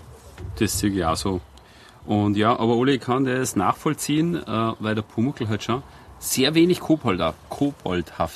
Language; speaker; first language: German; native; German